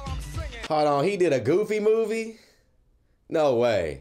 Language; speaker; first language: English; native; English